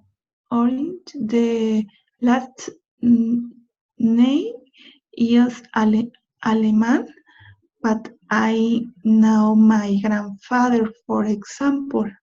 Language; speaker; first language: English; non-native, learner; Spanish